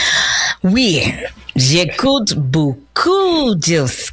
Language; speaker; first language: French; non-native, learner; English